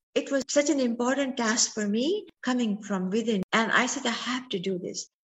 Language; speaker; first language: English; non-native, local second language; Sindhi